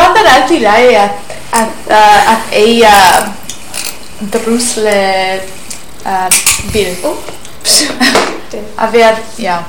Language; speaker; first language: Icelandic; non-native, learner; English